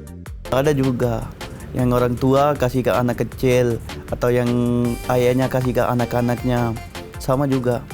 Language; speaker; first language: Indonesian; non-native, learner; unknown